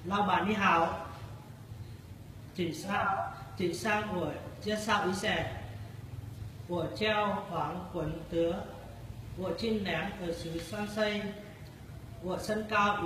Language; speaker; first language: Chinese; non-native, learner; Vietnamese